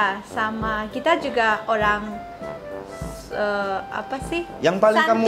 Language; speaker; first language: Indonesian; non-native, fluent; Manipuri